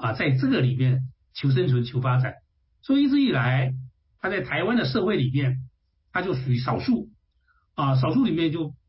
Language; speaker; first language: Chinese; non-native, local second language; Hakka Chinese